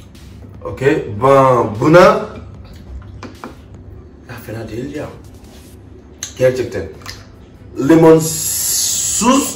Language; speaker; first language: Turkish; non-native, learner; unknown